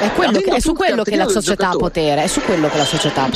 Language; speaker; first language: Italian; native; Italian